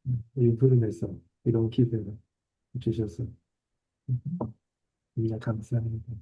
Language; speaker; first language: Korean; non-native, learner; Japanese